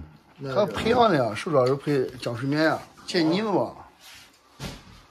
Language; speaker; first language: Chinese; native; Chinese